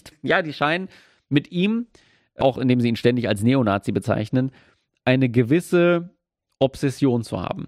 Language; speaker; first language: German; native; German